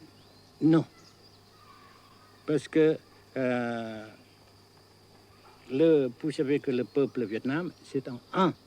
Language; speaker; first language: French; non-native, fluent; Vietnamese